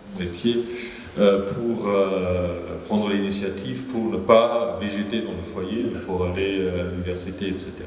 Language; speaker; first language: French; native; French